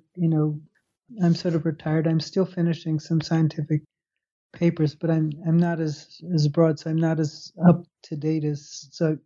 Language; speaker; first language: English; native; English